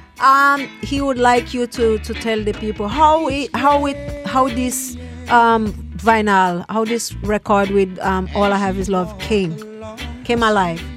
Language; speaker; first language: English; non-native, fluent; Portuguese